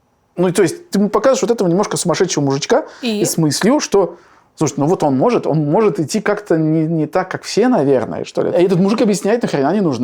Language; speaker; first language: Russian; native; Russian